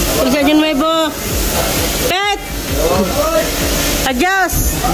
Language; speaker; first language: Spanish; non-native, learner; Filipino